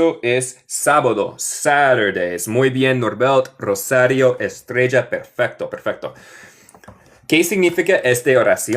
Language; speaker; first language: Spanish; non-native, fluent; English